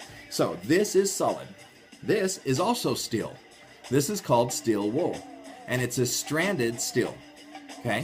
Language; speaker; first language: English; native; English